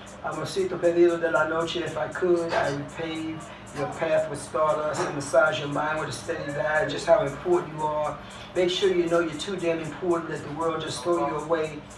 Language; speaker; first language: English; early bilingual, other home language; Spanish